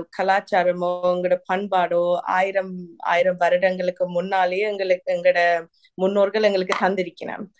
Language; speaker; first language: Tamil; early bilingual, heritage; Tamil